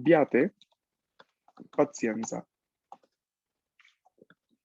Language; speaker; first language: Italian; non-native, fluent; Spanish